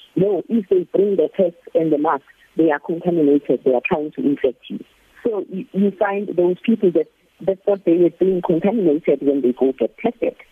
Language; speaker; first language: English; non-native, local second language; Zulu